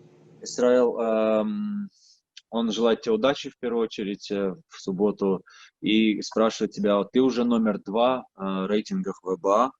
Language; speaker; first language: Russian; native; Russian